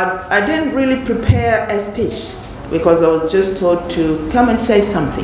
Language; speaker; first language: English; non-native, local second language; Swahili